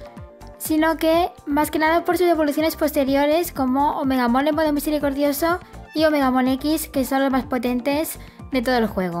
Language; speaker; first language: Spanish; native; Spanish